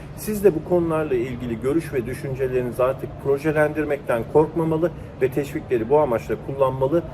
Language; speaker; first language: Turkish; native; Turkish